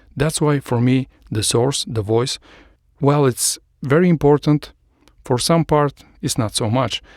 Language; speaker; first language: English; non-native, fluent; Bulgarian